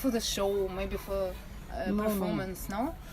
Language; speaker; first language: English; non-native, learner; Russian